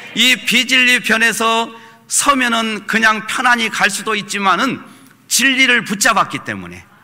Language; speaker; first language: Korean; native; Korean